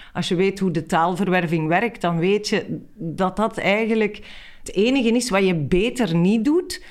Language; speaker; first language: Dutch; native; Dutch